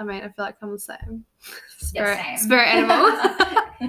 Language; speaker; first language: English; native; English